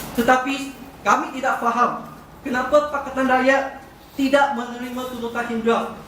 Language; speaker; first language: Malay; non-native, local second language; Chinese